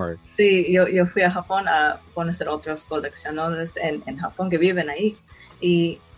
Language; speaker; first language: Spanish; early bilingual, heritage; Spanish